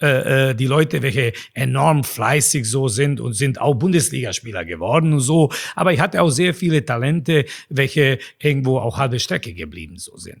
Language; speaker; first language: German; non-native, fluent; Bosnian